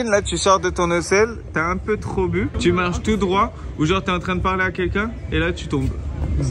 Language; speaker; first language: French; native; French